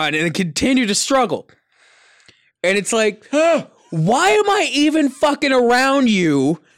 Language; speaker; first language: English; early bilingual, other home language; Italian